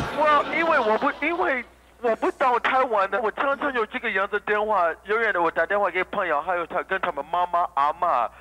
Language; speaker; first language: Chinese; non-native, learner; English